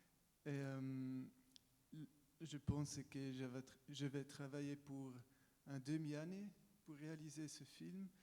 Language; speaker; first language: French; non-native, local second language; German